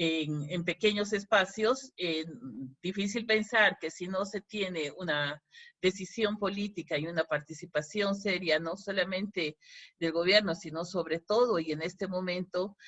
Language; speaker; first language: Spanish; native; Spanish